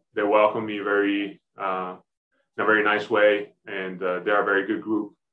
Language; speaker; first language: English; non-native, fluent; Italian